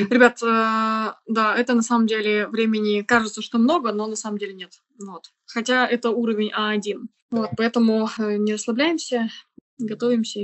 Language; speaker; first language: Russian; native; Russian